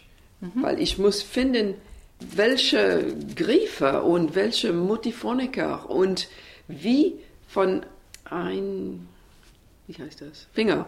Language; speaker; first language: German; non-native, learner; English